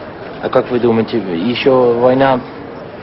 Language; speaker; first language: Russian; non-native, learner; Dutch